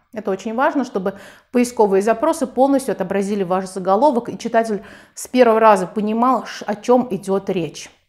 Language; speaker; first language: Russian; non-native, local second language; Tajik